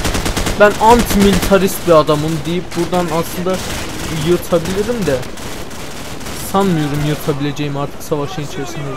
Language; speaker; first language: Turkish; native; Turkish